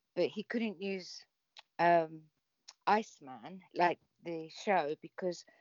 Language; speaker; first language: English; native; English